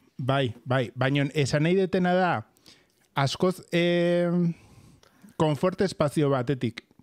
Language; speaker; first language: Basque; non-native, local second language; Spanish